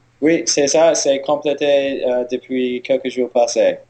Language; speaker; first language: French; non-native, learner; English